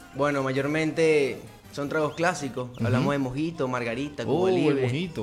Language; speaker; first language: Spanish; native; Spanish